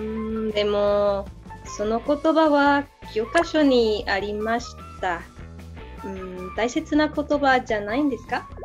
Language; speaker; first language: Japanese; non-native, learner; Spanish